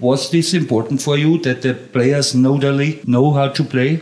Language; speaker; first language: English; non-native, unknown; German